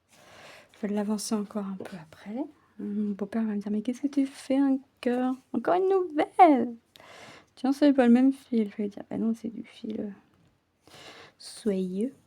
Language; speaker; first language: French; native; French